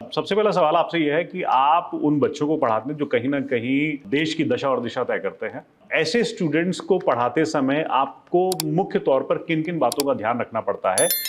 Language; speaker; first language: Hindi; native; Hindi